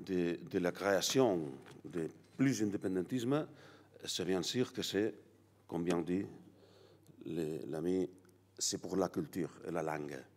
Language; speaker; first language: French; non-native, learner; Catalan